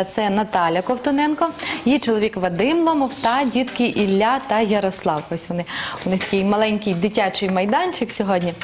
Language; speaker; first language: Ukrainian; native; Ukrainian